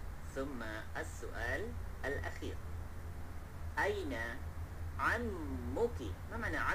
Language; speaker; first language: Arabic; non-native, fluent; Malay